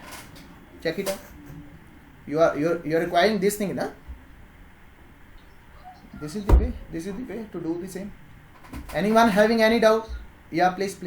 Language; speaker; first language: English; non-native, local second language; Hindi